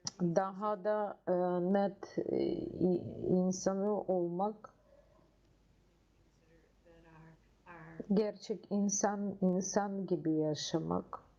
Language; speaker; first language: Turkish; non-native, learner; Russian